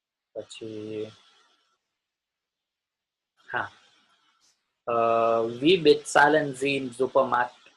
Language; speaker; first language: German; non-native, learner; Gujarati